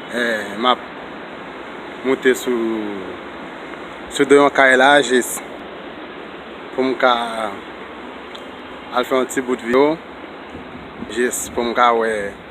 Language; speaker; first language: French; non-native, learner; Haitian Creole